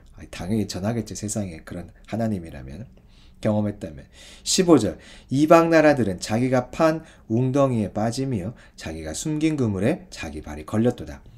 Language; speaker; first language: Korean; native; Korean